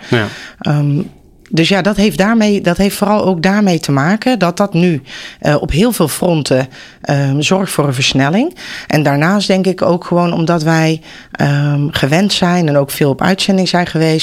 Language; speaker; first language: Dutch; native; Dutch